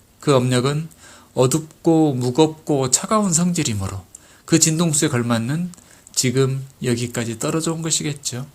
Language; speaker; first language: Korean; native; Korean